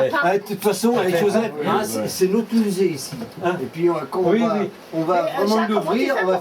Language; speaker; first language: French; native; French